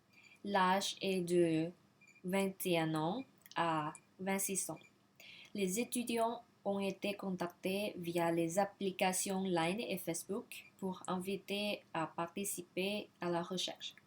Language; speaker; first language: French; non-native, learner; Thai